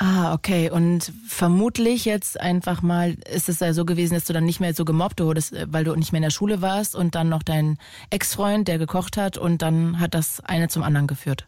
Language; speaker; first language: German; native; German